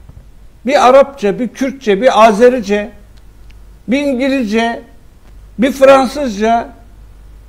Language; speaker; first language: Turkish; native; Turkish